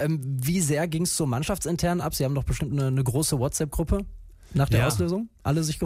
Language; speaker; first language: German; native; German